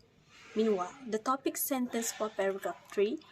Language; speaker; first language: English; non-native, fluent; Malay